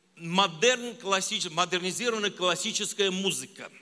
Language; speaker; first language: Russian; non-native, local second language; Armenian